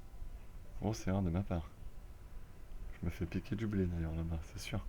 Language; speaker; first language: French; native; French